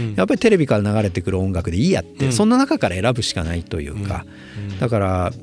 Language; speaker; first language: Japanese; native; Japanese